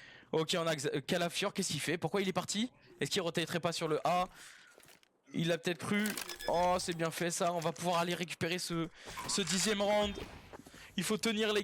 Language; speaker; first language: French; native; French